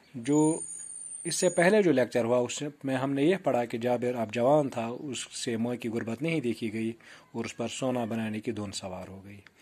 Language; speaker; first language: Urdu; non-native, local second language; Kashmiri